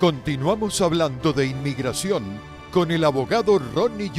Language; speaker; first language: Spanish; native; Spanish